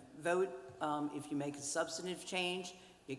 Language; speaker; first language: English; native; English